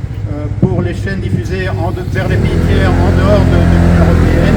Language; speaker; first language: French; native; French